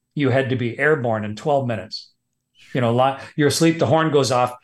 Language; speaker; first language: English; native; English